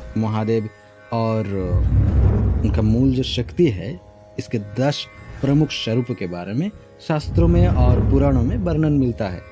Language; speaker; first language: Hindi; non-native, local second language; Bangla